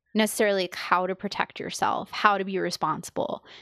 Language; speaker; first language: English; native; English